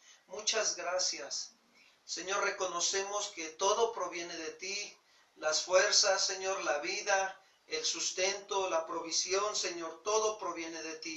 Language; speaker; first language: Spanish; native; Spanish